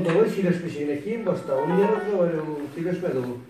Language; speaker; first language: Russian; non-native, local second language; Tatar